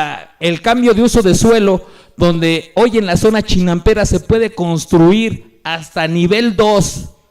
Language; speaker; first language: Spanish; native; Spanish